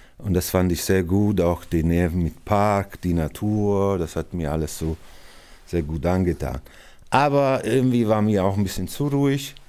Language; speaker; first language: German; non-native, fluent; Italian